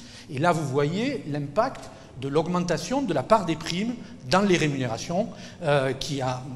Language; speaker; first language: French; native; French